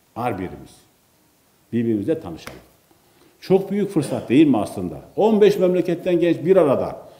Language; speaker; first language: Turkish; native; Turkish